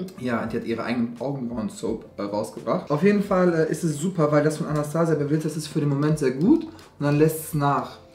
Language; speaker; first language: German; early bilingual, other home language; Albanian